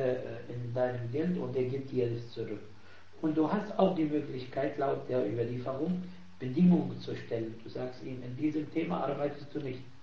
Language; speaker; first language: German; non-native, fluent; Arabic